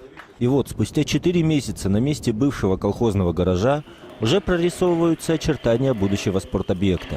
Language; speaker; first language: Russian; native; Russian